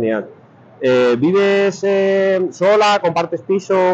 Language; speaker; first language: Spanish; native; Spanish